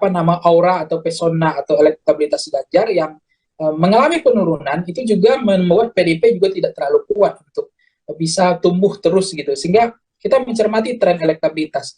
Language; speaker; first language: Indonesian; native; Indonesian